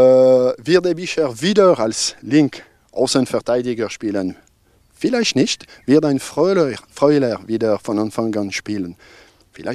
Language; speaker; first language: German; non-native, local second language; French